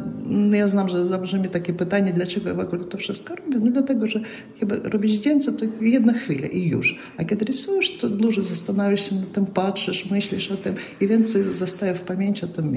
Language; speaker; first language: Polish; non-native, local second language; Russian